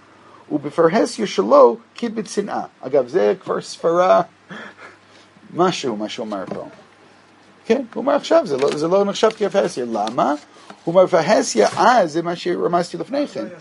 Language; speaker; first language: Hebrew; non-native, fluent; English